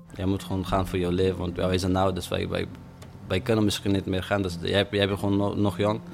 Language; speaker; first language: Dutch; non-native, fluent; Persian